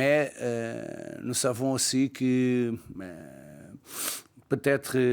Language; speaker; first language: French; non-native, learner; Portuguese